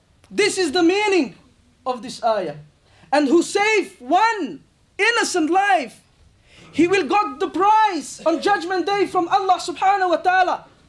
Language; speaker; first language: English; non-native, fluent; Bosnian